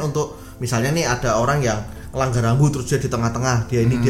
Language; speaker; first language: Indonesian; native; Indonesian